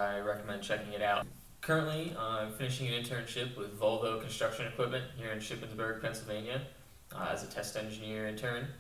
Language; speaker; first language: English; native; English